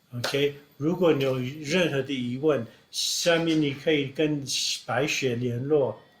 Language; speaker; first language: Chinese; non-native, fluent; English